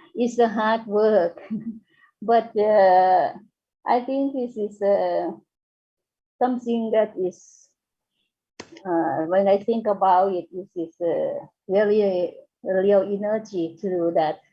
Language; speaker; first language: English; non-native, fluent; Thai